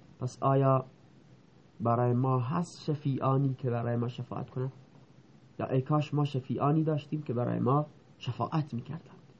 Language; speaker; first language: Persian; non-native, local second language; Baluchi